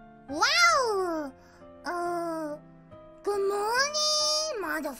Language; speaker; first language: English; non-native, learner; Japanese